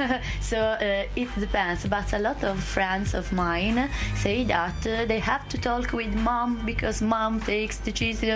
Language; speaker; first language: English; non-native, fluent; Italian